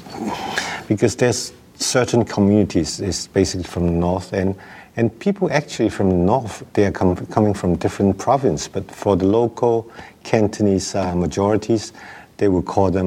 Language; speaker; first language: English; non-native, local second language; Wu Chinese